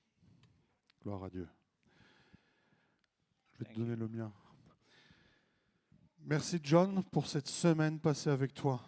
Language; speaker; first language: French; native; French